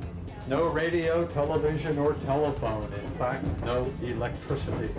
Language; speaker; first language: English; native; English